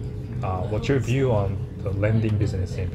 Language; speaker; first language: English; non-native, fluent; Korean